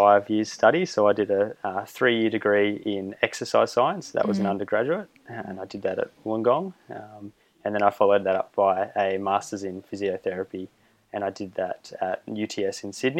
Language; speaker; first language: English; native; English